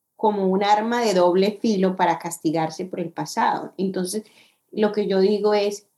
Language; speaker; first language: Spanish; native; Spanish